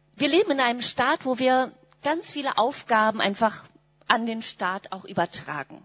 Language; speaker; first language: German; native; German